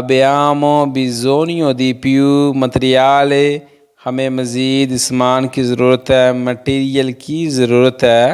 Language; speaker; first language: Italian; non-native, fluent; Punjabi